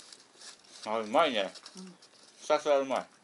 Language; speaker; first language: Japanese; native; Japanese